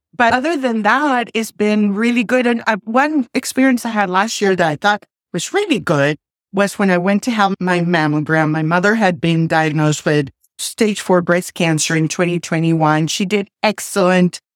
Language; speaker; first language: English; non-native, fluent; Spanish